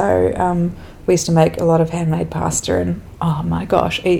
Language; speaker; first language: English; native; English